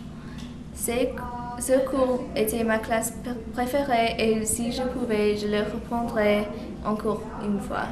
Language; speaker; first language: French; non-native, fluent; English